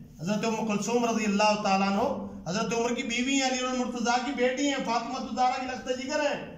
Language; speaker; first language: Urdu; non-native, local second language; Punjabi